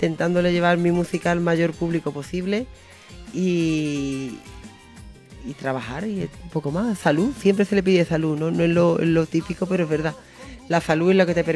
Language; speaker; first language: Spanish; native; Spanish